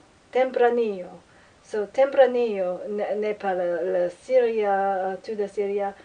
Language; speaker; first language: French; non-native, learner; English